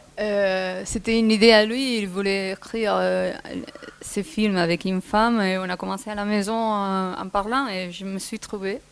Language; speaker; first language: French; non-native, fluent; Spanish